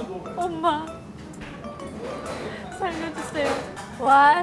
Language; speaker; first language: Korean; non-native, learner; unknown